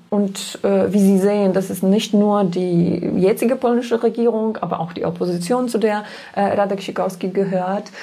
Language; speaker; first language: German; non-native, fluent; Polish